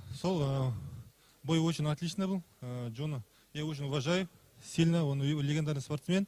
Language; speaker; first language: Russian; non-native, local second language; Kazakh